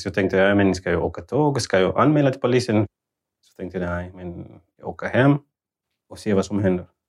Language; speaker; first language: Swedish; non-native, fluent; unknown